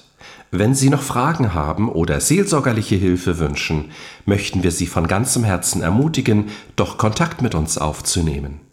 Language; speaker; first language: German; native; German